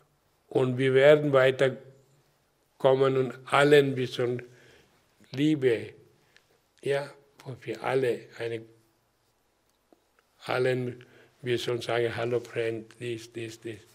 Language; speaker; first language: German; non-native, learner; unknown